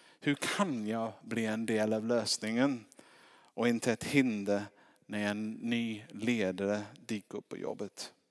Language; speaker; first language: Swedish; non-native, fluent; English